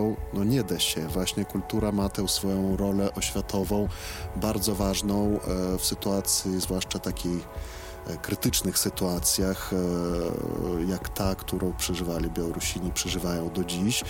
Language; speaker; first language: Polish; non-native, fluent; Belarusian